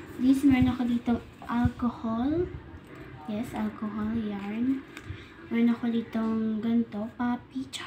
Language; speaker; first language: Filipino; non-native, local second language; Cebuano